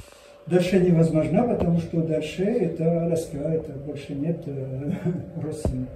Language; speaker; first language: Russian; non-native, learner; French